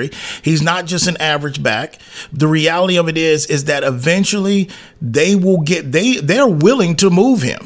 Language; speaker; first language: English; native; English